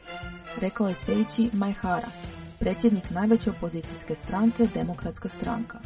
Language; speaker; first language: Croatian; native; Croatian